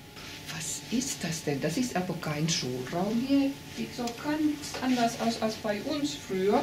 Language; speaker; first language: German; non-native, fluent; Finnish